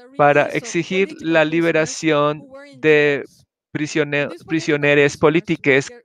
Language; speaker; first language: Spanish; native; Spanish